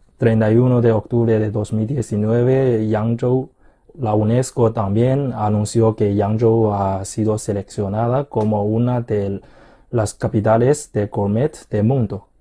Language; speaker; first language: Spanish; non-native, fluent; Chinese